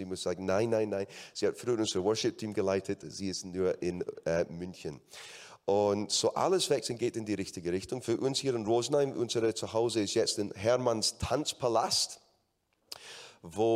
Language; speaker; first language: German; non-native, fluent; English